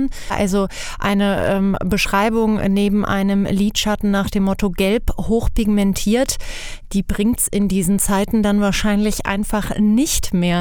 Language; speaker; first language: German; native; German